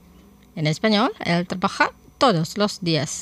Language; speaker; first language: Spanish; non-native, fluent; Indonesian